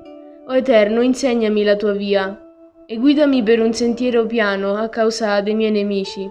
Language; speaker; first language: Italian; native; Italian